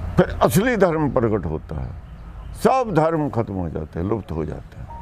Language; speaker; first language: Hindi; non-native, local second language; Punjabi